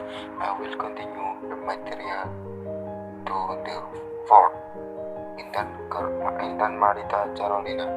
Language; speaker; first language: English; non-native, learner; Indonesian